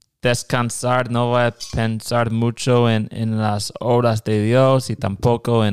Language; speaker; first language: Spanish; non-native, fluent; English